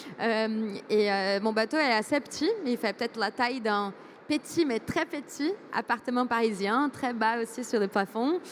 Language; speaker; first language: French; non-native, fluent; Portuguese